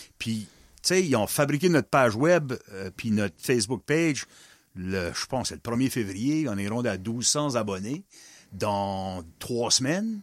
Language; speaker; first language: French; non-native, local second language; English